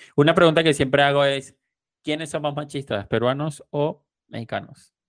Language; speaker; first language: Spanish; native; Spanish